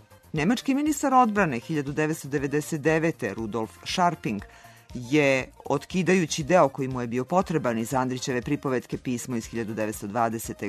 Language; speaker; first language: Serbian; native; Serbian